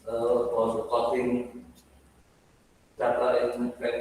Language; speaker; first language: English; non-native, learner; Indonesian